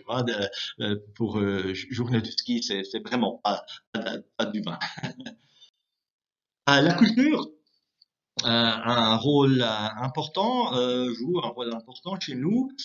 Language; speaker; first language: French; non-native, local second language; German